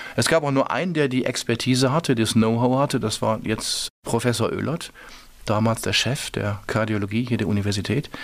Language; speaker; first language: German; native; German